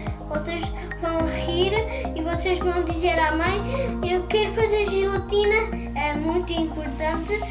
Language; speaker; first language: Portuguese; early bilingual, other home language; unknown